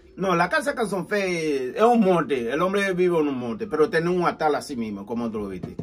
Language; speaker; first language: Spanish; non-native, learner; Haitian Creole